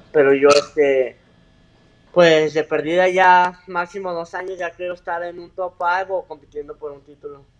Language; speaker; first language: Spanish; early bilingual, heritage; Spanish